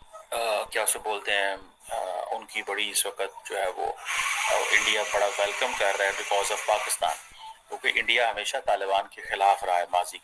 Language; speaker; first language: Hindi; native; Hindi